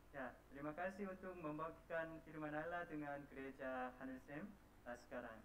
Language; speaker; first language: Indonesian; non-native, learner; Korean